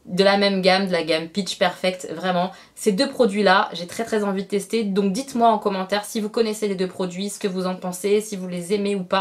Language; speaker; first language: French; native; French